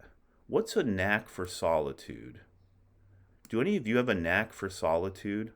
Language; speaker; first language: English; native; English